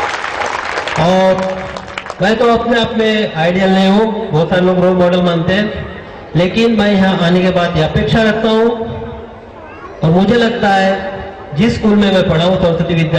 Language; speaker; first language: Hindi; non-native, local second language; Marathi